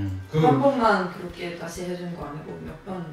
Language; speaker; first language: Korean; non-native, fluent; Swedish